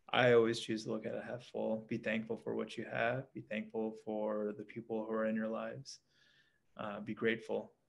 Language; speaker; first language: English; native; English